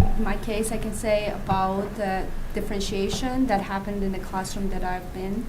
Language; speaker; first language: English; non-native, fluent; Azerbaijani